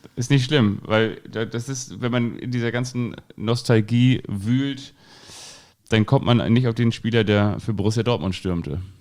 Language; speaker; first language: German; native; German